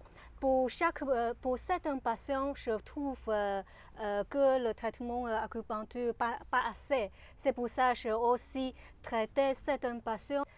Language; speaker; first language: French; non-native, learner; Chinese